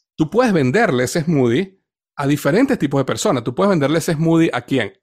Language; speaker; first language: Spanish; native; Spanish